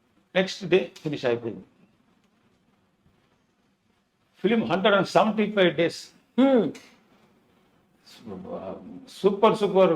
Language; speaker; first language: Telugu; non-native, local second language; Tamil